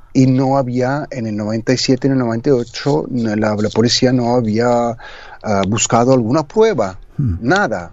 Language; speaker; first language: Spanish; non-native, fluent; Italian